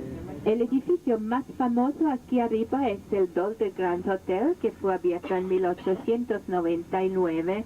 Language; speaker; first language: Spanish; non-native, fluent; German